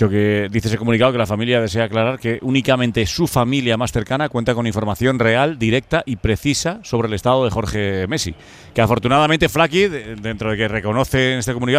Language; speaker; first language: Spanish; native; Spanish